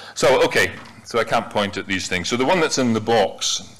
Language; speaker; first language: English; native; English